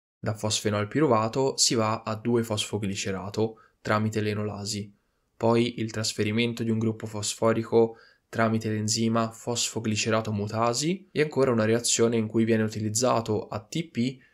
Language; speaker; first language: Italian; native; Italian